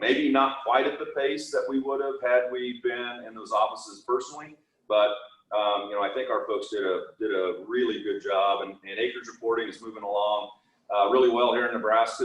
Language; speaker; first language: English; native; English